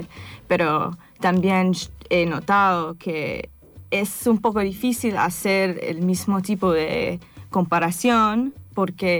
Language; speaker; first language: Spanish; non-native, fluent; English